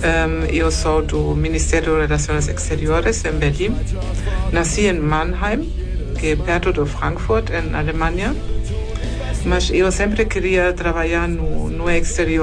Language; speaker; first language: Portuguese; non-native, fluent; German